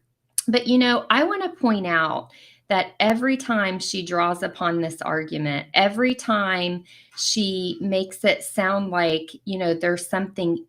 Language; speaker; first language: English; native; English